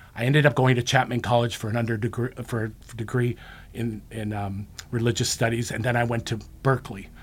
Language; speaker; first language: English; native; English